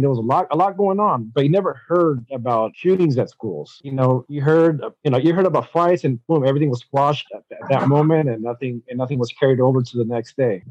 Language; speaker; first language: English; early bilingual, other home language; Spanish